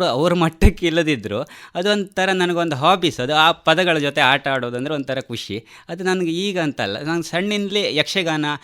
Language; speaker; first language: Kannada; native; Kannada